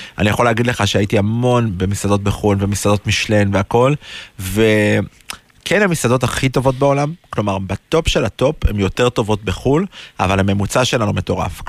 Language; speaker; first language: Hebrew; native; Hebrew